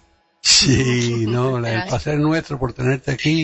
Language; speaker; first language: Spanish; native; Spanish